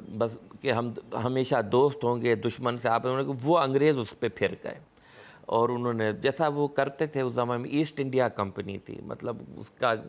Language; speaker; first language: Urdu; non-native, local second language; Sindhi